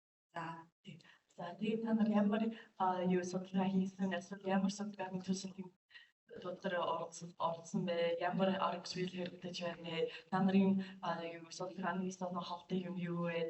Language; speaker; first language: Mongolian; non-native, fluent; English